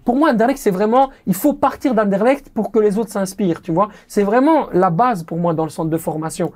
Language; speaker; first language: French; native; French